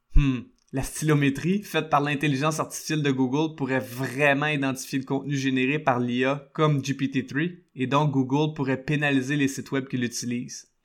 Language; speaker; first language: French; native; French